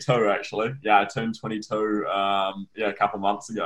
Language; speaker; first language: English; native; English